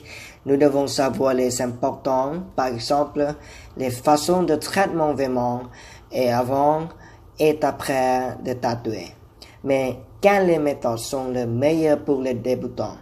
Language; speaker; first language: French; non-native, learner; Thai